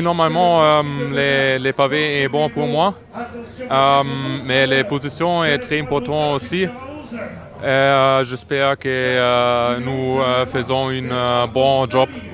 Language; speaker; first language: French; non-native, learner; German